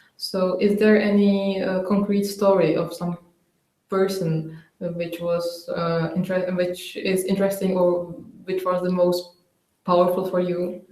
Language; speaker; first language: English; non-native, fluent; Czech